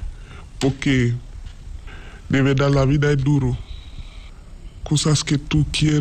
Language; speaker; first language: Spanish; non-native, learner; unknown